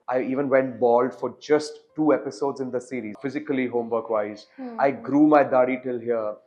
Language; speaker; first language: English; non-native, local second language; Hindi